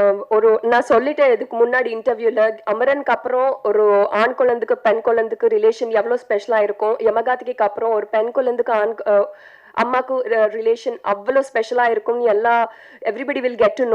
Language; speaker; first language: Tamil; non-native, learner; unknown